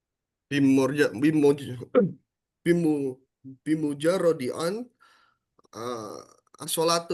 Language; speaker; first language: Arabic; non-native, learner; Indonesian